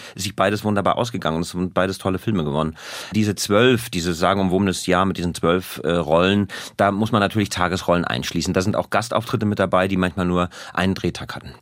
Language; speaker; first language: German; native; German